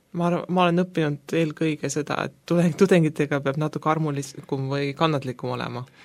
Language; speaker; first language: Estonian; native; Estonian